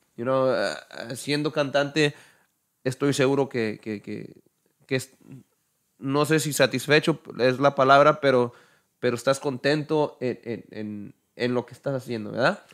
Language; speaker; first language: Spanish; early bilingual, heritage; Spanish